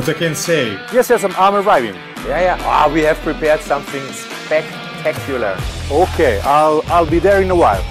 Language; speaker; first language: English; non-native, fluent; Italian